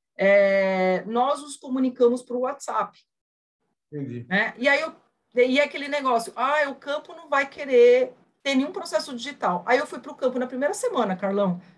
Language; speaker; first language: Portuguese; early bilingual, other home language; Spanish